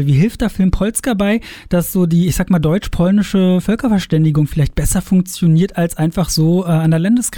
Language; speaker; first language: German; native; German